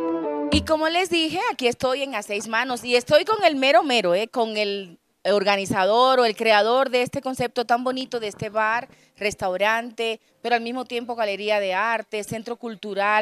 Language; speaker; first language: Spanish; native; Spanish